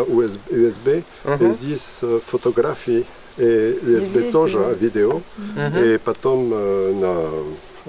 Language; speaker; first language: Russian; non-native, fluent; French